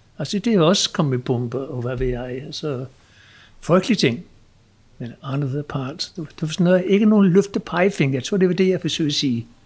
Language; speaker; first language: Danish; non-native, fluent; English